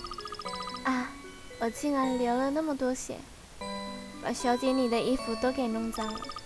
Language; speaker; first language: Chinese; native; Chinese